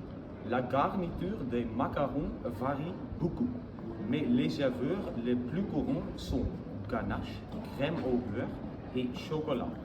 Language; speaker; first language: French; non-native, learner; Dutch